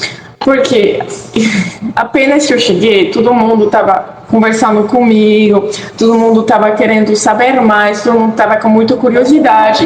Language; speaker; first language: Portuguese; non-native, fluent; French